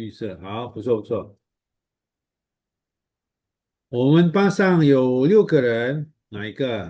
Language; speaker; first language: Chinese; non-native, fluent; Indonesian